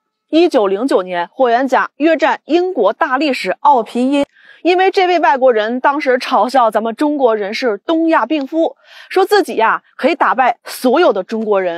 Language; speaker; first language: Chinese; native; Chinese